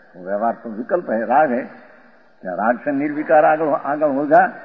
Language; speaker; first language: Hindi; non-native, local second language; Gujarati